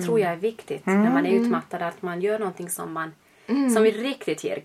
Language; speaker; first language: Swedish; native; Swedish